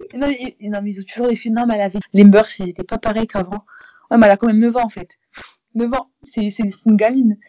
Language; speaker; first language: French; native; French